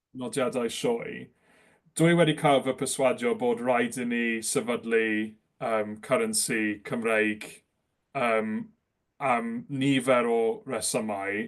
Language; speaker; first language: Welsh; non-native, local second language; English